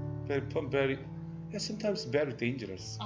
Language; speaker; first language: English; non-native, learner; Korean